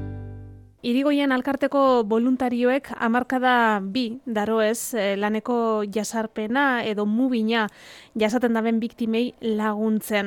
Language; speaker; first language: Basque; native; Basque